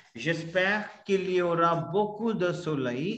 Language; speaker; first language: French; non-native, fluent; Hindi